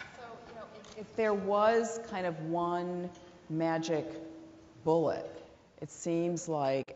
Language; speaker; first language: English; native; English